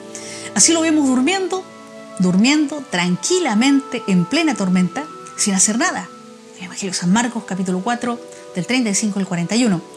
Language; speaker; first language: Spanish; native; Spanish